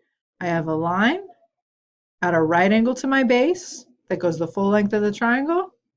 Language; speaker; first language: English; native; English